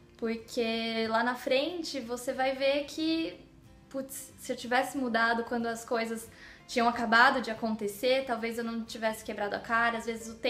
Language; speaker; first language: Portuguese; native; Portuguese